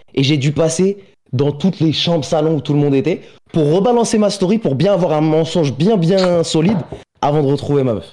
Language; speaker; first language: French; native; French